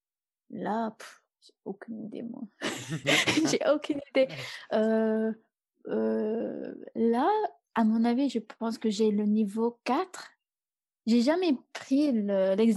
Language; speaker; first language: French; non-native, fluent; English